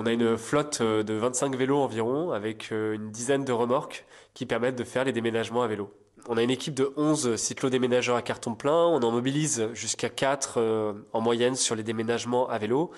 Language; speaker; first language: French; native; French